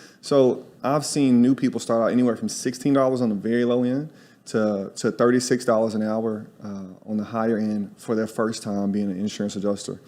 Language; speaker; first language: English; native; English